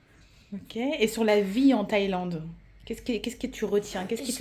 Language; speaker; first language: French; native; French